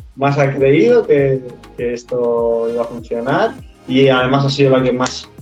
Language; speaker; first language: Spanish; native; Spanish